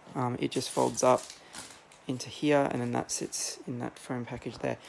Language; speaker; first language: English; native; English